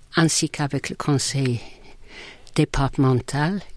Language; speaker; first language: French; non-native, fluent; English